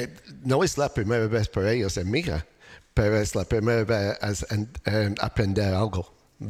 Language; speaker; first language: Spanish; non-native, learner; English